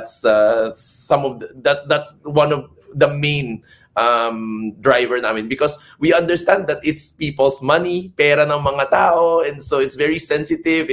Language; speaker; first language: English; non-native, local second language; Cebuano